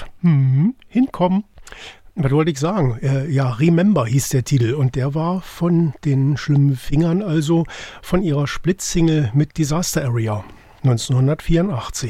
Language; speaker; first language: German; native; German